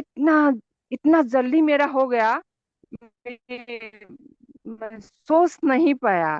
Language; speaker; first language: Hindi; non-native, local second language; Assamese